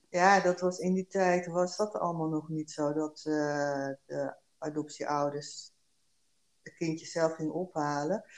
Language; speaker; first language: Dutch; early bilingual, other home language; Korean